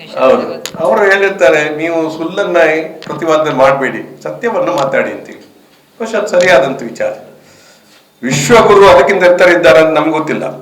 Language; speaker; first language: Kannada; native; Kannada